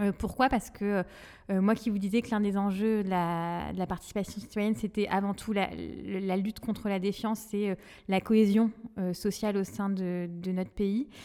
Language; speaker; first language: French; non-native, local second language; Malagasy